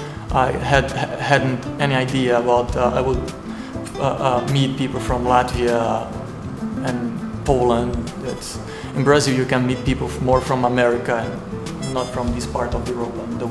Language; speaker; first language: English; non-native, fluent; Portuguese